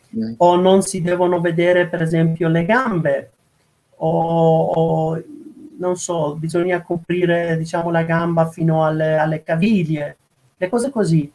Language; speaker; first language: Italian; non-native, fluent; Persian